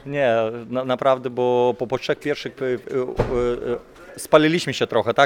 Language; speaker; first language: Polish; non-native, fluent; Lithuanian